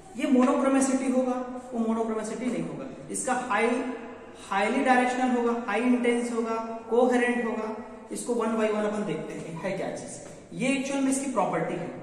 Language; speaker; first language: Hindi; native; Hindi